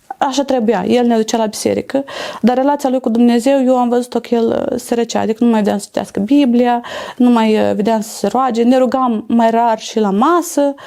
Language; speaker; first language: Romanian; native; Romanian